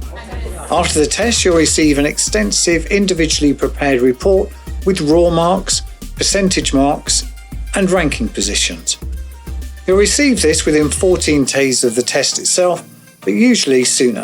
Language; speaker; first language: English; native; English